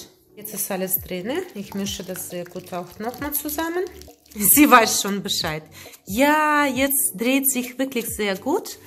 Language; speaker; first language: German; non-native, learner; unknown